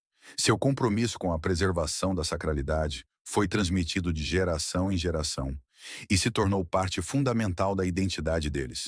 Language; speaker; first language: Portuguese; native; Portuguese